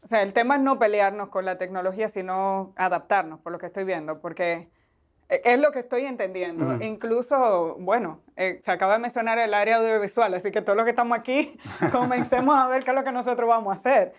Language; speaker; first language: Spanish; native; Spanish